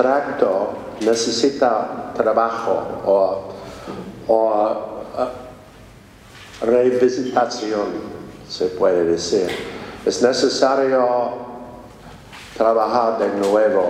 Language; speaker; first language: Spanish; non-native, fluent; English